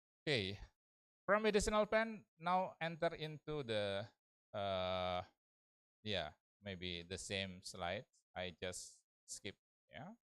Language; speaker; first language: English; non-native, learner; Indonesian